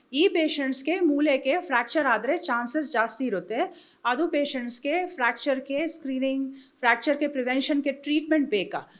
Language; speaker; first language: Kannada; non-native, learner; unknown